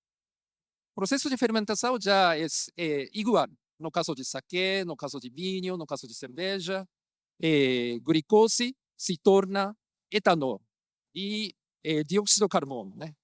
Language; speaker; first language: Portuguese; non-native, fluent; Japanese